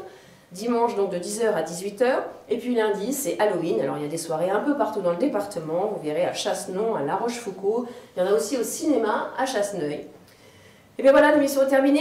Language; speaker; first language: French; native; French